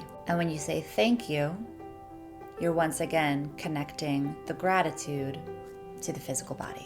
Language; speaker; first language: English; native; English